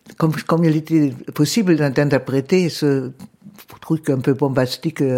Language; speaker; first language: French; non-native, fluent; German